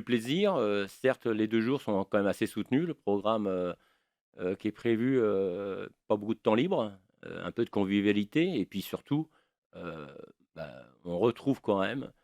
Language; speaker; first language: French; native; French